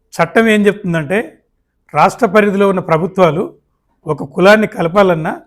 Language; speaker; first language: Telugu; native; Telugu